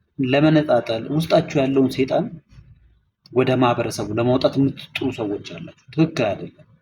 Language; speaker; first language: Amharic; non-native, local second language; Oromo